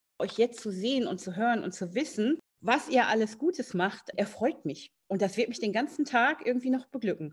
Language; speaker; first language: German; native; German